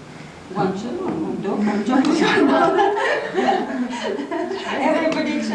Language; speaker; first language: English; non-native, learner; Russian